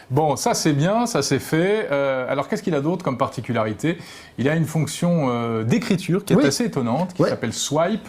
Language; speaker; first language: French; native; French